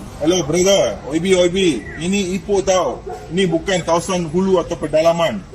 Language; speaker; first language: Malay; non-native, local second language; Tamil